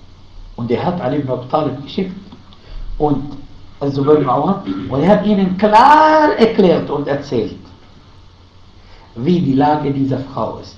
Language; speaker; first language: German; non-native, fluent; Arabic